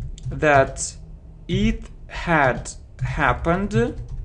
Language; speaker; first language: English; non-native, fluent; Russian